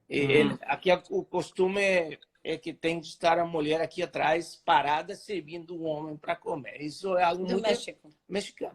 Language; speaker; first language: Portuguese; non-native, fluent; Spanish